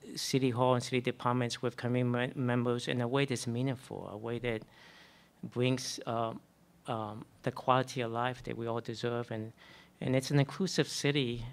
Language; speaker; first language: English; native; English